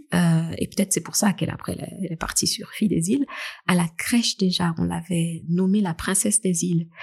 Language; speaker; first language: French; native; French